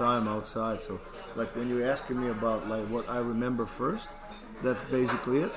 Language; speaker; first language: English; non-native, fluent; Serbian